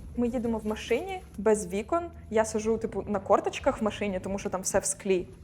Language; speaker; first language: Ukrainian; non-native, local second language; Russian